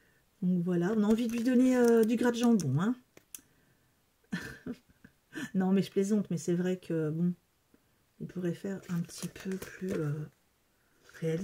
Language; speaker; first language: French; native; French